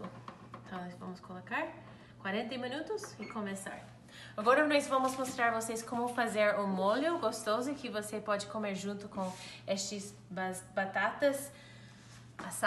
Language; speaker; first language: Portuguese; non-native, learner; English